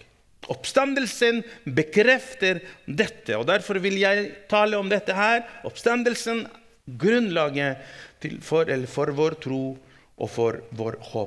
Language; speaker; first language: Norwegian; non-native, fluent; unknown